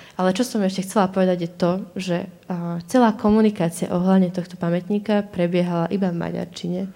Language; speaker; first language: Slovak; non-native, local second language; Hungarian